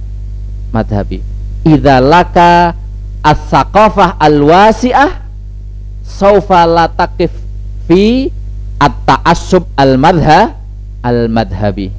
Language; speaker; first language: Arabic; non-native, fluent; Indonesian